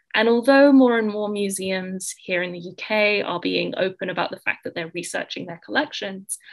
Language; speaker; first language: English; native; English